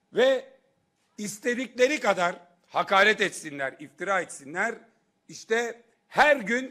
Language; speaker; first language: Turkish; native; Turkish